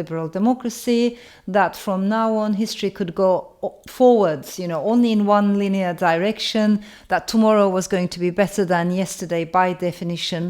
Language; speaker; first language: English; non-native, fluent; Turkish